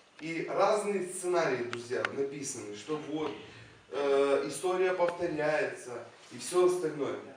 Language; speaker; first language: Russian; non-native, local second language; Ukrainian